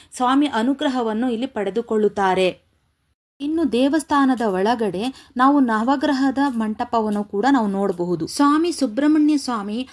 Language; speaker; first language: Kannada; native; Kannada